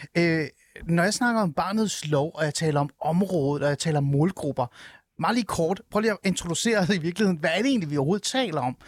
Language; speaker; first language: Danish; early bilingual, other home language; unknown